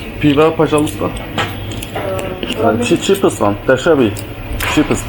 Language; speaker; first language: Russian; non-native, learner; Turkish